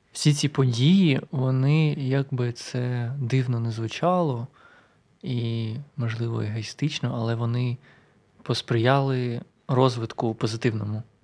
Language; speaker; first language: Ukrainian; non-native, local second language; Russian